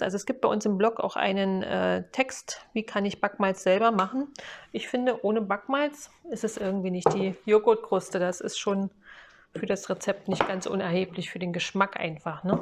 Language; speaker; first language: German; native; German